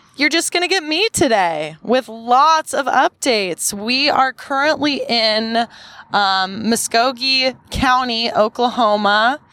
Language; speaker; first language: English; native; English